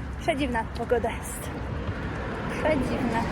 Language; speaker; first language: Polish; native; Polish